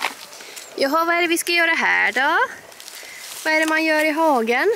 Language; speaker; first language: Swedish; native; Swedish